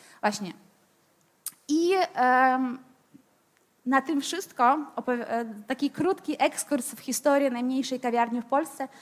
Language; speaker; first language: Polish; non-native, fluent; Ukrainian